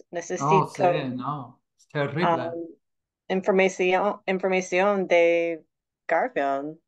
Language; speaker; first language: Spanish; non-native, learner; English